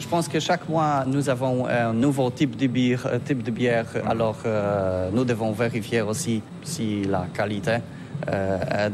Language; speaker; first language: French; non-native, learner; Polish